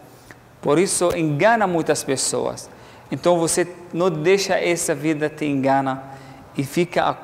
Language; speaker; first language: Portuguese; non-native, learner; Arabic